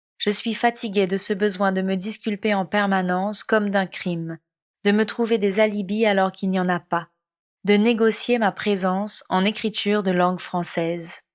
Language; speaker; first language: French; non-native, local second language; Morisyen